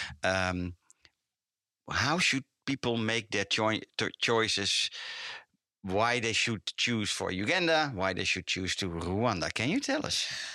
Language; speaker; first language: English; non-native, fluent; Dutch